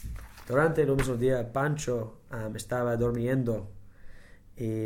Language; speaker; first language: Spanish; non-native, learner; English